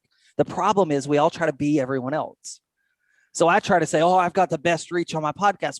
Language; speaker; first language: English; native; English